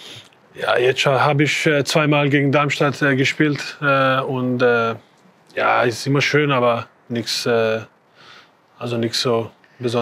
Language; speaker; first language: German; non-native, fluent; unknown